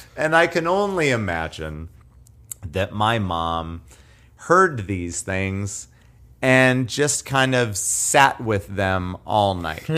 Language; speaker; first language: English; native; English